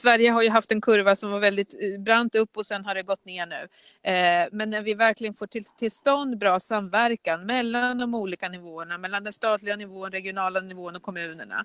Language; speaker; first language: Swedish; native; Swedish